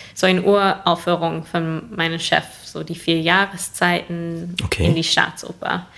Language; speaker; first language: German; non-native, fluent; English